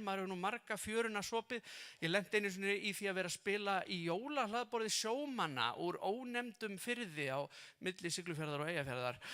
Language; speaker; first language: Icelandic; native; Icelandic